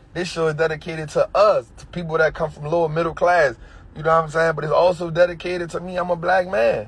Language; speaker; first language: English; native; English